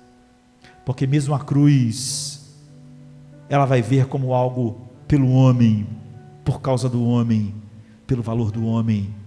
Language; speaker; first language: Portuguese; native; Portuguese